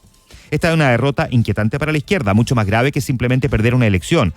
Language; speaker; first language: Spanish; native; Spanish